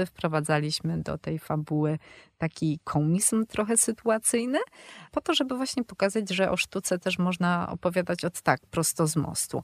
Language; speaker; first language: Polish; native; Polish